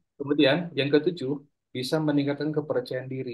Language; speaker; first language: Indonesian; native; Indonesian